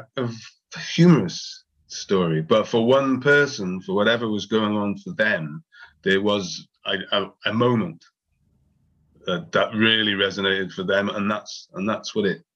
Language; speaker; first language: English; native; English